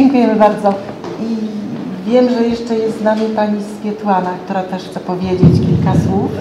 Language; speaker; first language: Polish; native; Polish